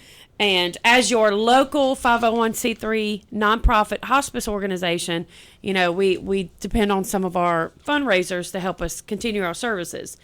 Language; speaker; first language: English; native; English